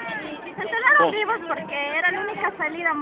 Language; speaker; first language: Spanish; native; Spanish